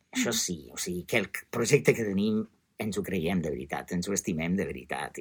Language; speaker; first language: Catalan; non-native, fluent; Italian